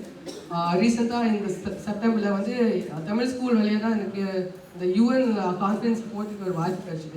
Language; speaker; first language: Tamil; early bilingual, heritage; Tamil